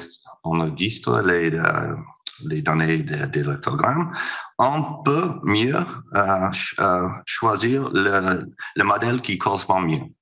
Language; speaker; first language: French; non-native, fluent; English